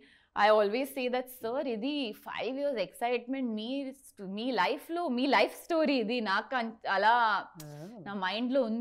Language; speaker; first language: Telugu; non-native, learner; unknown